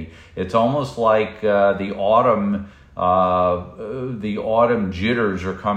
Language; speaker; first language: English; native; English